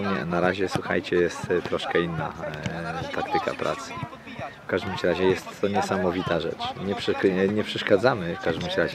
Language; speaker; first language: Polish; native; Polish